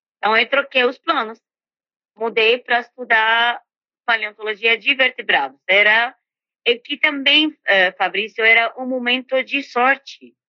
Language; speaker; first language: Portuguese; non-native, fluent; Arabic